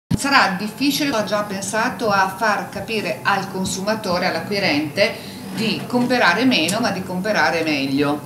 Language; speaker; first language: Italian; native; Italian